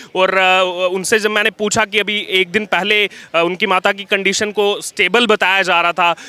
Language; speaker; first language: Hindi; native; Hindi